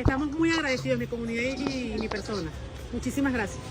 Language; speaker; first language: Spanish; native; Spanish